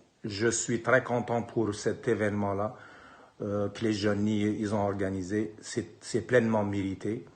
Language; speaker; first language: French; non-native, local second language; Kabyle